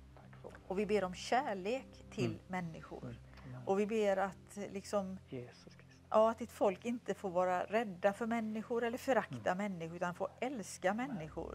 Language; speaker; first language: Swedish; native; Swedish